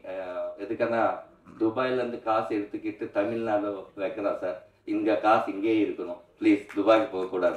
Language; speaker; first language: Tamil; non-native, learner; Telugu